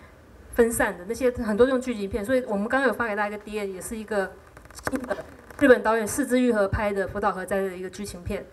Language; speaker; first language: Chinese; native; Chinese